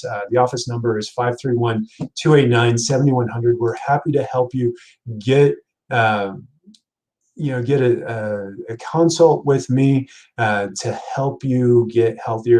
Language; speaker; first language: English; native; English